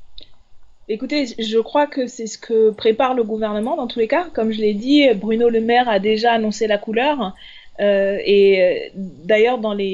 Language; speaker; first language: French; native; French